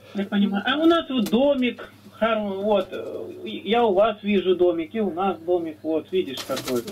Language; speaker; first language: Russian; native; Russian